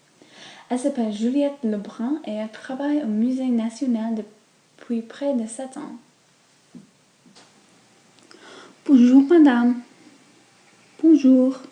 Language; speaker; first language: French; non-native, fluent; English